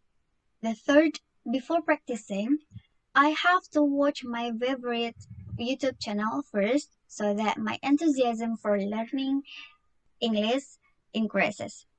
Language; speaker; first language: English; non-native, learner; Indonesian